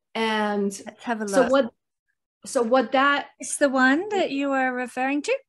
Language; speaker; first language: English; early bilingual, other home language; Russian